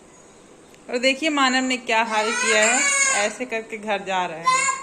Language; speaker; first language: Hindi; native; Hindi